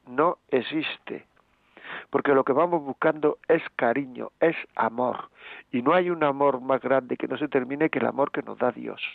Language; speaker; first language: Spanish; native; Spanish